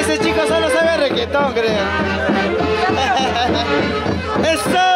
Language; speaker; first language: Spanish; native; Spanish